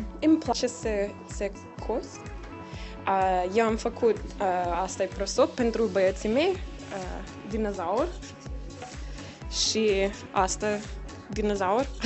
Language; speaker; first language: Romanian; non-native, learner; English